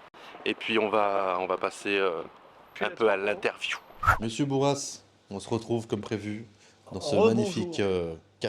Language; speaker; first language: French; native; French